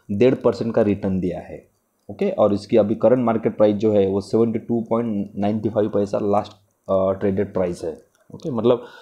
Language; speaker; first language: Hindi; non-native, local second language; Marathi